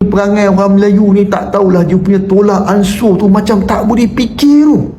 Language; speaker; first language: Malay; native; Malay